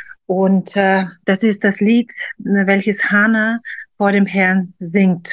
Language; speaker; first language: German; non-native, fluent; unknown